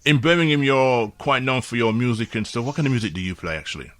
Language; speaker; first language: English; native; English